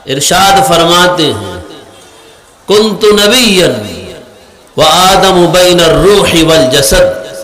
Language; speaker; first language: Urdu; native; Urdu